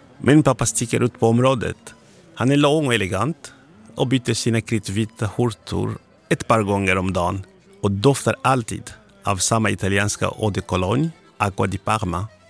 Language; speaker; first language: Swedish; non-native, fluent; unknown